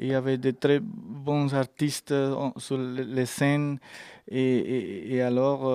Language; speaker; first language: French; non-native, fluent; Spanish